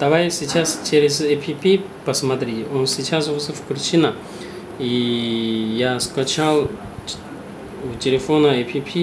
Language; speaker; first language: Russian; non-native, learner; Chinese